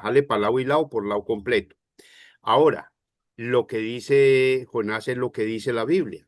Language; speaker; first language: Spanish; native; Spanish